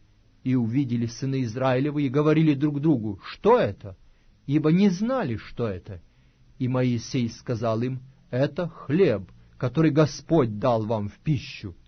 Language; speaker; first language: Russian; native; Russian